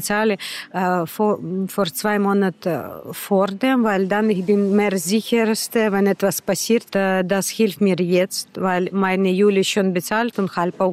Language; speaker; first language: German; non-native, learner; Ukrainian